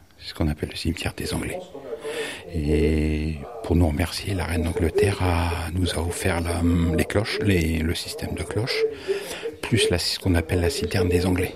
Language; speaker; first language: French; native; French